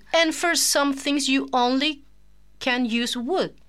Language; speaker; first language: English; non-native, fluent; Spanish